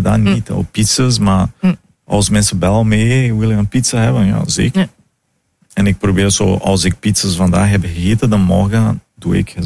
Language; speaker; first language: Dutch; non-native, fluent; Portuguese